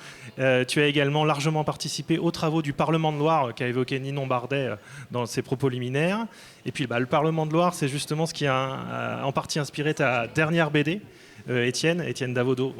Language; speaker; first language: French; native; French